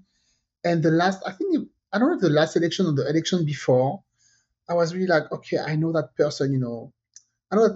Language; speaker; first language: English; non-native, fluent; French